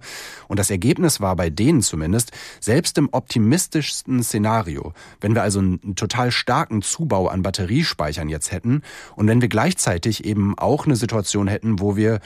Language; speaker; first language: German; native; German